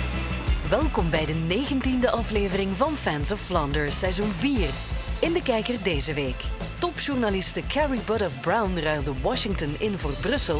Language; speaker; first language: Dutch; native; Dutch